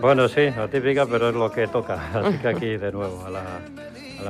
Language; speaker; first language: Spanish; native; Spanish